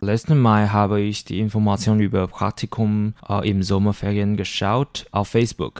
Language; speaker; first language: German; non-native, learner; Chinese